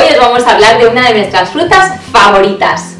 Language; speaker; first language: Spanish; native; Spanish